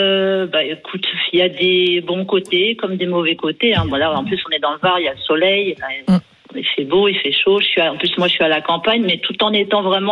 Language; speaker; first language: French; native; French